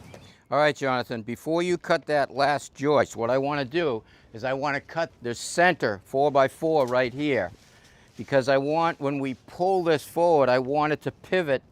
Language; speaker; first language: English; native; English